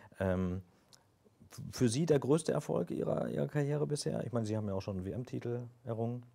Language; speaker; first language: German; native; German